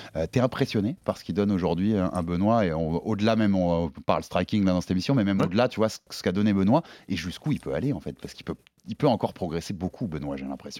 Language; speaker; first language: French; native; French